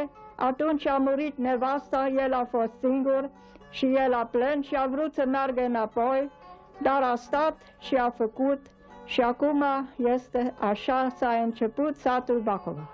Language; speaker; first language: Romanian; non-native, local second language; German